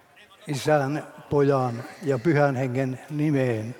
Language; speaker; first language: Finnish; native; Finnish